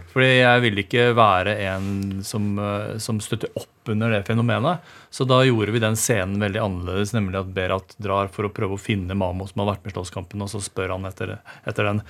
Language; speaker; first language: Norwegian; native; Norwegian